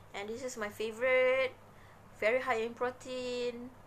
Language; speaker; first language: English; non-native, local second language; Malay